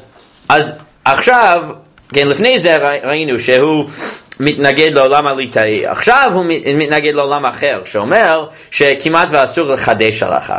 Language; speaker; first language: Hebrew; non-native, fluent; English